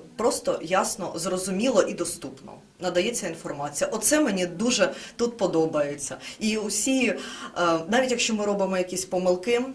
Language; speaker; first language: Ukrainian; non-native, local second language; Russian